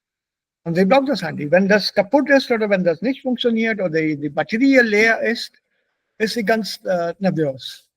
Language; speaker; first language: German; non-native, fluent; Hindi